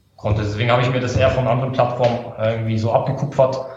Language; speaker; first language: German; native; German